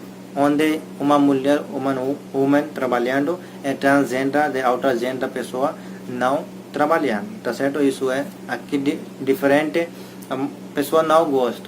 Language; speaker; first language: Portuguese; non-native, learner; Hindi